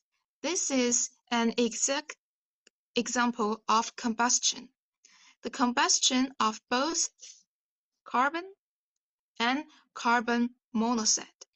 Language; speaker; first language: English; non-native, fluent; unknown